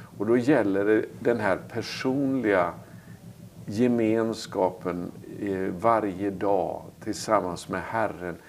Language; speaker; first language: Swedish; native; Swedish